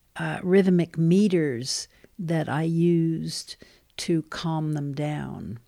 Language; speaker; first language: English; native; English